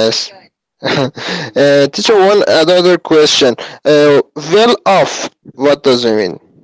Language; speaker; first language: English; non-native, learner; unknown